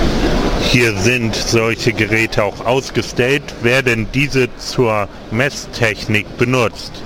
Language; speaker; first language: German; native; German